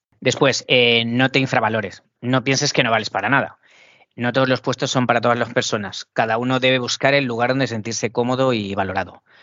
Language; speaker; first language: Spanish; native; Spanish